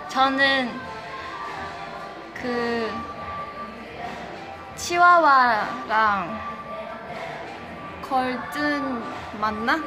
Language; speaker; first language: Korean; non-native, fluent; Chinese